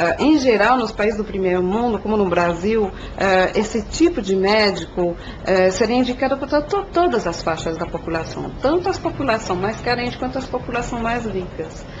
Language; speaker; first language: Portuguese; non-native, fluent; French